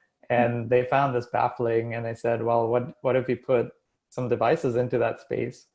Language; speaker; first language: English; non-native, fluent; German